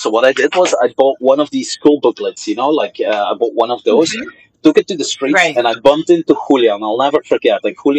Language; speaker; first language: English; non-native, fluent; Dutch